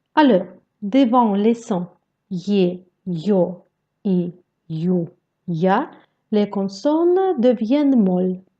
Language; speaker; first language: French; non-native, fluent; Russian